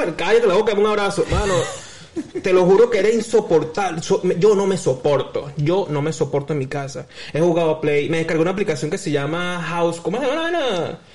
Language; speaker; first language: Spanish; native; Spanish